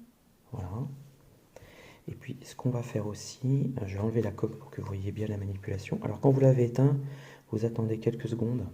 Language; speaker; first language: French; native; French